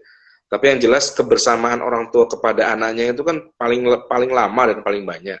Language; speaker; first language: Indonesian; native; Indonesian